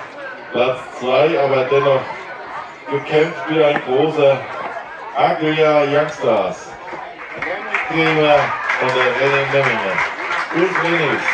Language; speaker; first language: German; native; German